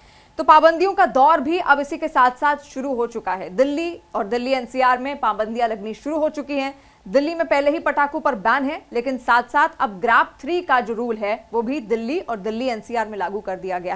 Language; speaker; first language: Hindi; native; Hindi